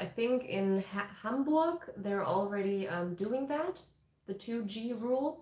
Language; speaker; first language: English; non-native, fluent; German